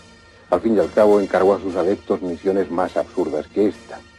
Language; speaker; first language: Spanish; native; Spanish